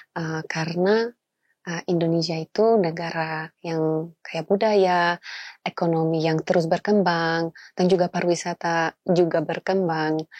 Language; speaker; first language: Indonesian; non-native, fluent; Polish